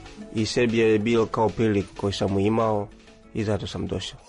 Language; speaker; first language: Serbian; non-native, fluent; Swahili